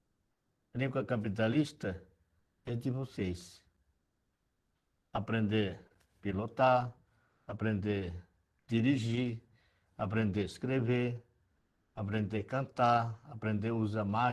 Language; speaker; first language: Portuguese; non-native, local second language; Yanomámi